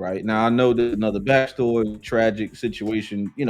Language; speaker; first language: English; native; English